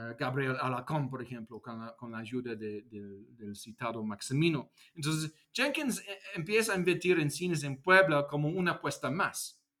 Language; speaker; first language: Spanish; non-native, fluent; English